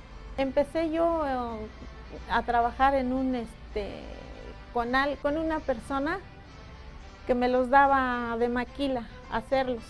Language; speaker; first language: Spanish; native; Spanish